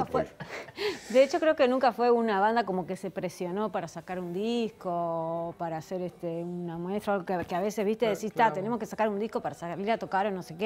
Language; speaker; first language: Spanish; native; Spanish